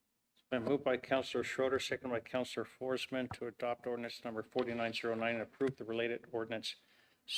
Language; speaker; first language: English; native; English